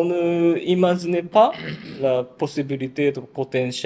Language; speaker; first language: French; non-native, learner; Japanese